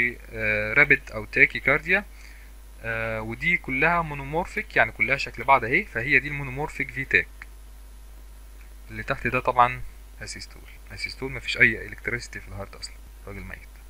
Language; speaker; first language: Arabic; native; Arabic